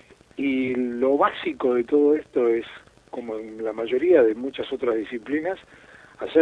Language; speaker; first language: Spanish; native; Spanish